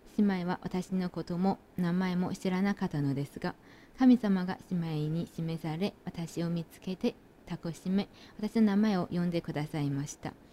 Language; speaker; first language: Japanese; non-native, fluent; Chinese